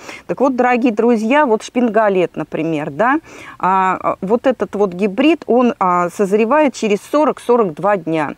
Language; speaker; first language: Russian; native; Russian